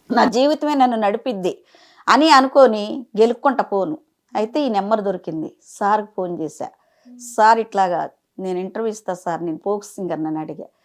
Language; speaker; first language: Telugu; native; Telugu